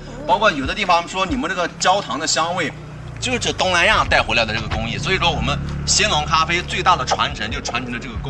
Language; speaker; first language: Chinese; native; Chinese